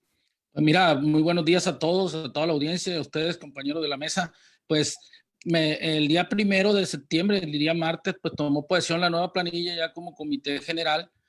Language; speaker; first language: Spanish; native; Spanish